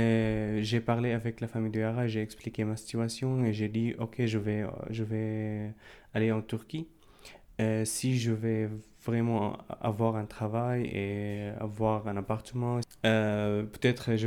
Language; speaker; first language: French; non-native, fluent; Arabic